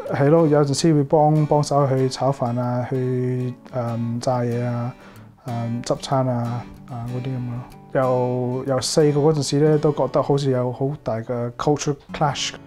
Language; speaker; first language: Chinese; early bilingual, heritage; Cantonese